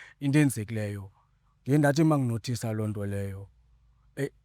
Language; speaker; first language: Zulu; non-native, local second language; Xhosa